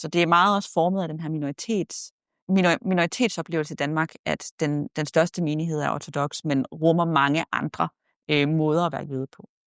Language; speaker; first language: Danish; native; Danish